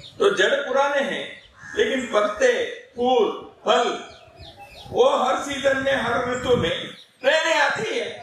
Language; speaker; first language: Hindi; non-native, local second language; Kannada